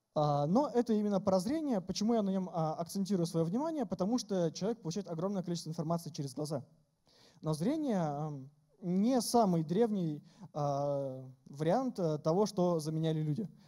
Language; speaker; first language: Russian; native; Russian